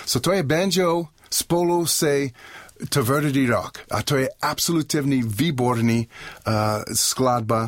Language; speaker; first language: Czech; non-native, learner; English